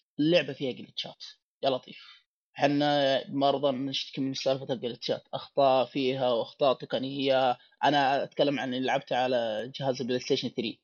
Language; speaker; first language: Arabic; native; Arabic